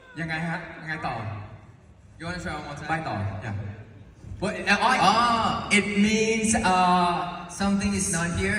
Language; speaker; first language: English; non-native, fluent; Thai